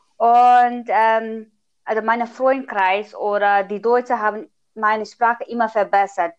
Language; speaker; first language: German; non-native, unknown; Nepali